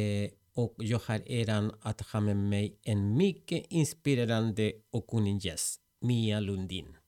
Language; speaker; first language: Swedish; non-native, fluent; Spanish